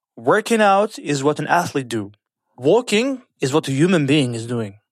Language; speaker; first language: English; non-native, fluent; French